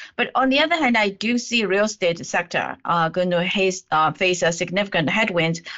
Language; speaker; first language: English; non-native, fluent; Chinese